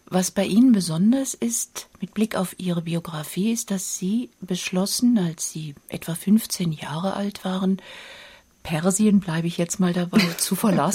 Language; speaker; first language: German; native; German